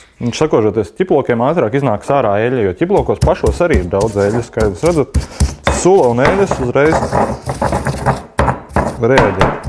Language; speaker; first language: Latvian; native; Latvian